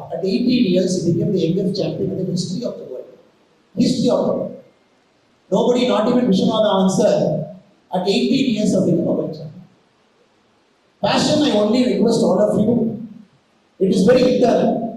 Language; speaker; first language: English; non-native, local second language; Tamil